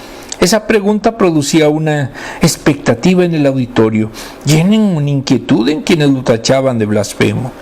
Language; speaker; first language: Spanish; native; Spanish